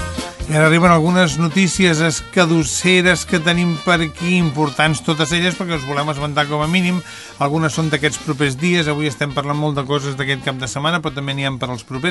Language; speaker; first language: Catalan; native; Catalan